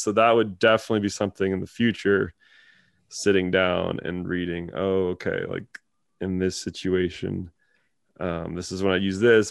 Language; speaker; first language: English; native; English